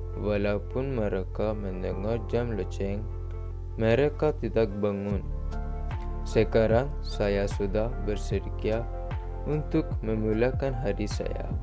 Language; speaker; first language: Malay; non-native, learner; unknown